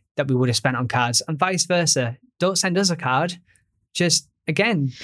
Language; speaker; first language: English; native; English